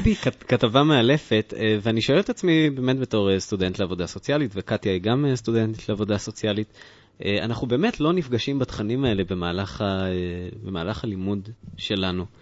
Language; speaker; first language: Hebrew; native; Hebrew